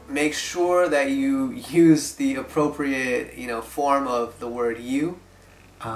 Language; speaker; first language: English; native; English